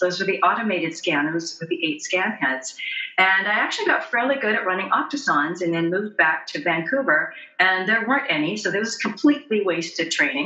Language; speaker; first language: English; native; English